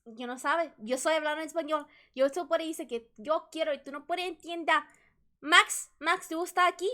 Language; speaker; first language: Spanish; non-native, learner; English